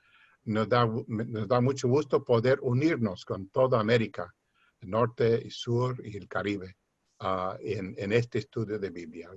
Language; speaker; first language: Spanish; early bilingual, heritage; Spanish